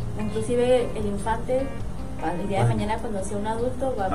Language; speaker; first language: Spanish; native; Spanish